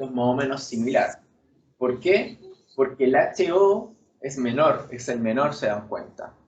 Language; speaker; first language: Spanish; native; Spanish